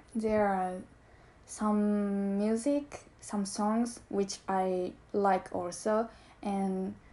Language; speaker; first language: English; non-native, learner; Japanese